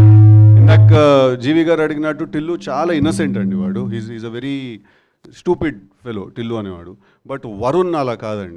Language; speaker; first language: Telugu; native; Telugu